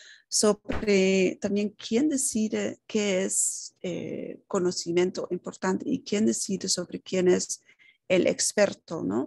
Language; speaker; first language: Spanish; non-native, fluent; Dutch